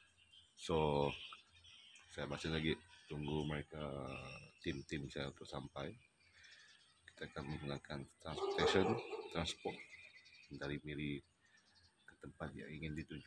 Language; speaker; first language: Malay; non-native, local second language; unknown